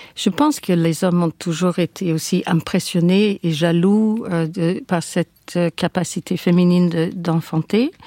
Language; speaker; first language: French; non-native, fluent; English